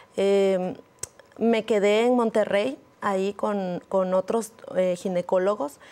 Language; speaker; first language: Spanish; native; Spanish